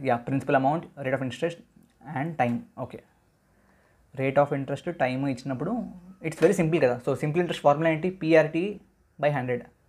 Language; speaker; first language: English; non-native, local second language; Telugu